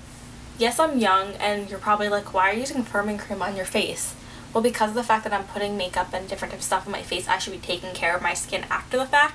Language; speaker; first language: English; native; English